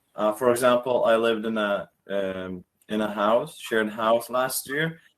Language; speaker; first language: English; non-native, fluent; Lithuanian